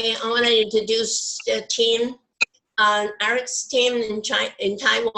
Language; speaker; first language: English; non-native, local second language; Chinese